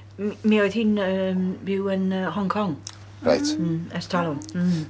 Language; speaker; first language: Welsh; non-native, learner; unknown